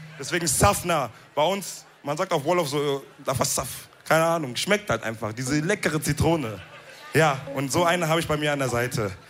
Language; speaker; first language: German; early bilingual, other home language; Wolof